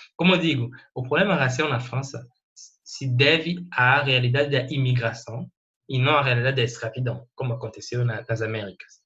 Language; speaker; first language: Portuguese; non-native, fluent; French